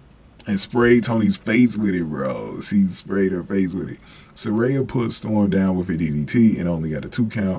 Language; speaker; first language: English; native; English